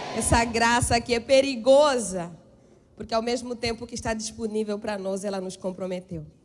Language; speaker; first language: Portuguese; native; Portuguese